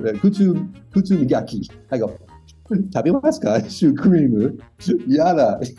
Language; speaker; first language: Japanese; non-native, learner; English